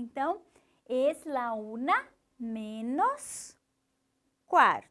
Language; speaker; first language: Spanish; non-native, fluent; Portuguese